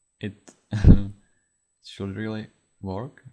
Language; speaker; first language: English; non-native, fluent; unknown